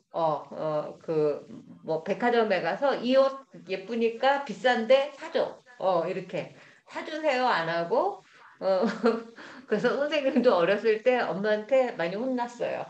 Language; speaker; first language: Korean; native; Korean